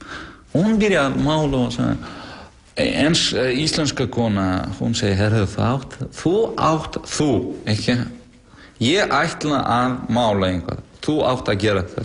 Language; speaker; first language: Icelandic; non-native, learner; Russian